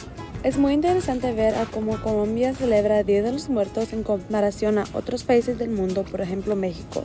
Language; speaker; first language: Spanish; non-native, fluent; English